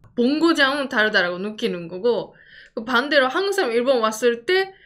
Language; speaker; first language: Korean; non-native, fluent; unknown